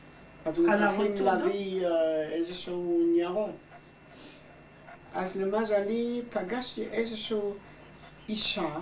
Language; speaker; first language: Hebrew; non-native, fluent; German